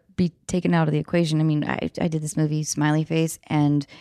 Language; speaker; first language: English; native; English